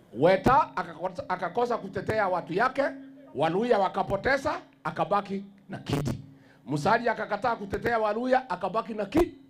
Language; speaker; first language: Swahili; non-native, local second language; Luyia